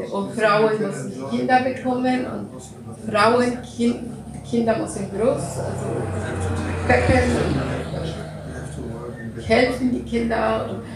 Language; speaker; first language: German; non-native, learner; Russian